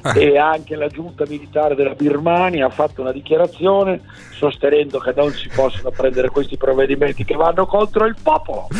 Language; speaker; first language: Italian; native; Italian